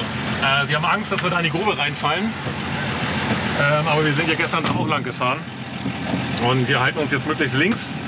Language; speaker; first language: German; native; German